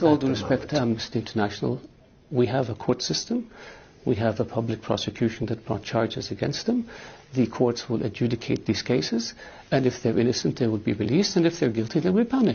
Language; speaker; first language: English; non-native, fluent; Arabic